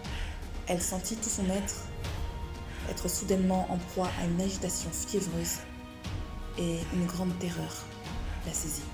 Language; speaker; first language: French; native; French